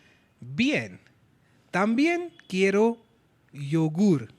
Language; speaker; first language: Spanish; non-native, learner; Hindi